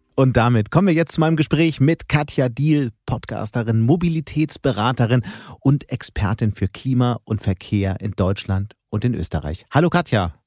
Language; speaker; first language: German; native; German